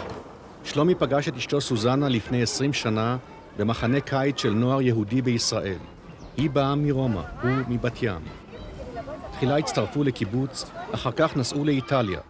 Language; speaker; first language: Hebrew; native; Hebrew